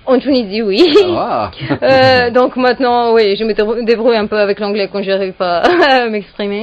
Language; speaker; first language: French; non-native, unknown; Serbian